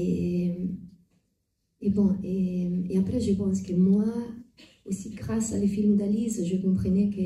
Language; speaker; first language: French; non-native, fluent; Italian